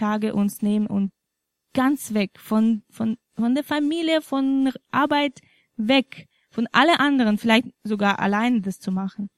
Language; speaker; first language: German; non-native, fluent; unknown